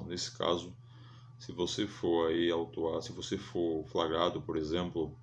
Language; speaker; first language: Portuguese; native; Portuguese